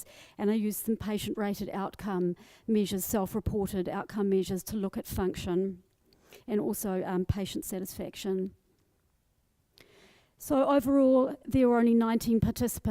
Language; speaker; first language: English; native; English